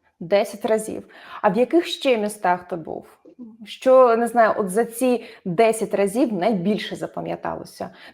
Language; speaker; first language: Ukrainian; native; Ukrainian